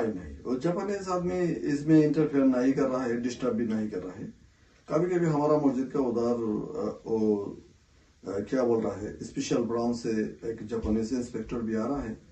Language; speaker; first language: Hindi; non-native, local second language; Bangla